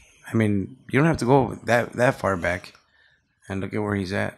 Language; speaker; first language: English; early bilingual, other home language; Spanish